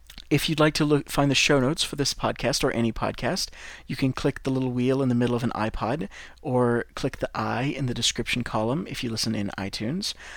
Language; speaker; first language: English; native; English